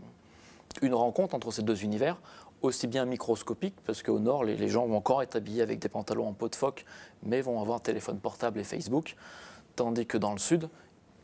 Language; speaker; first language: French; native; French